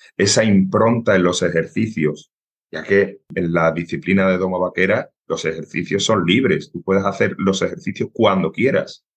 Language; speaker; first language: Spanish; native; Spanish